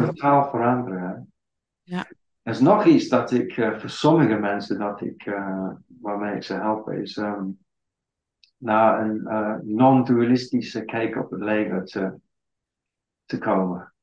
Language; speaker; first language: Dutch; non-native, fluent; English